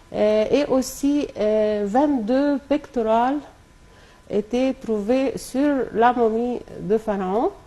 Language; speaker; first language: French; non-native, local second language; Arabic